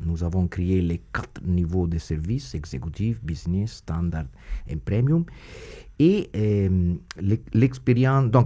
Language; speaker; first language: French; non-native, fluent; Italian